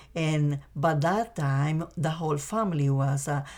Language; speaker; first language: English; non-native, fluent; Spanish